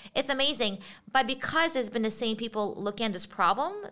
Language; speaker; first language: English; early bilingual, other home language; Russian